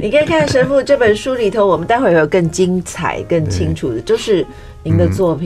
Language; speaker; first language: Chinese; native; Chinese